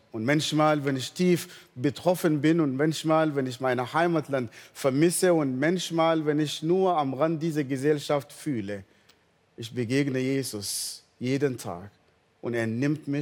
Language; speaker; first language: German; non-native, fluent; Arabic